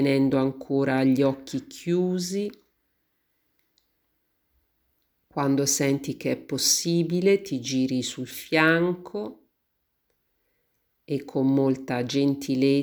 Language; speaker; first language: Italian; native; Italian